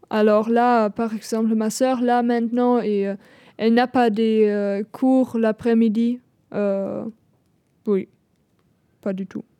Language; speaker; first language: French; non-native, fluent; German